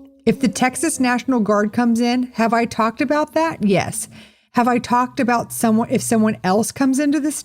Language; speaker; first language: English; native; English